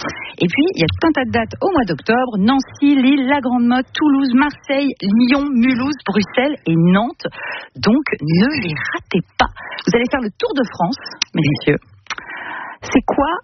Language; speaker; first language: French; native; French